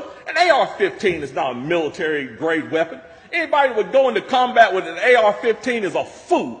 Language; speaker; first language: English; native; English